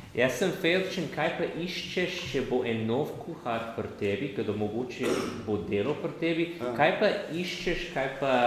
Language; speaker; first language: Slovenian; non-native, learner; English